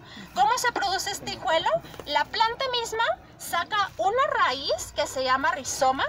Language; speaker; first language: Spanish; native; Spanish